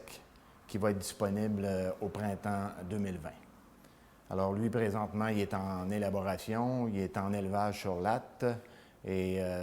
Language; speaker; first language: French; native; French